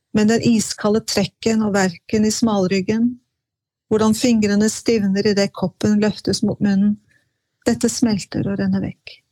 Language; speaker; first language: Norwegian; native; Norwegian